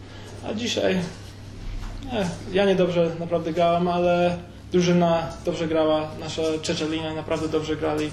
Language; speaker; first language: Polish; early bilingual, heritage; Polish